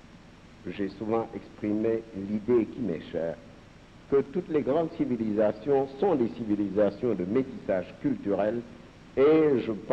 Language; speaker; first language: French; non-native, local second language; Serer